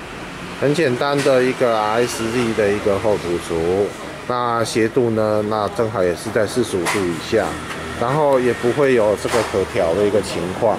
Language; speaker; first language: Chinese; native; Chinese